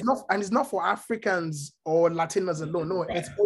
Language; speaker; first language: English; non-native, local second language; Yoruba